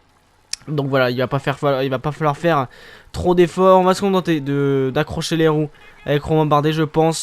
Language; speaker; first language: French; native; French